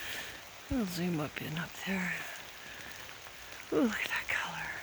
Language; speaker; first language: English; native; English